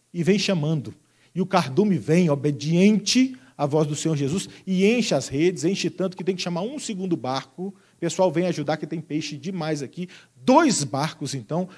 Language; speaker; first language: Portuguese; native; Portuguese